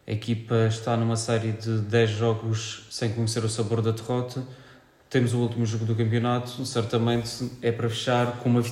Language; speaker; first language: Portuguese; native; Portuguese